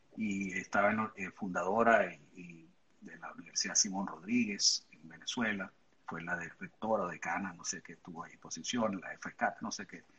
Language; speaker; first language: Spanish; native; Spanish